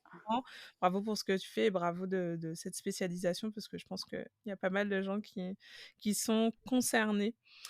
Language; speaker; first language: French; native; French